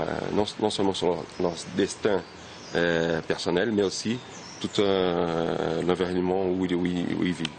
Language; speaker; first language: French; non-native, fluent; Portuguese